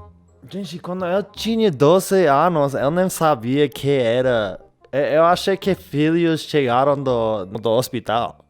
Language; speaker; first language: Portuguese; non-native, learner; English